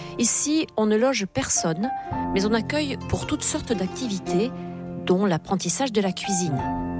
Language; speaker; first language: French; native; French